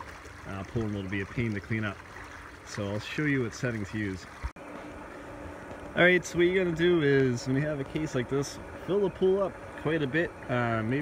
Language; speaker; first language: English; native; English